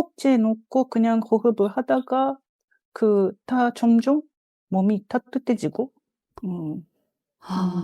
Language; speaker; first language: Korean; non-native, fluent; Japanese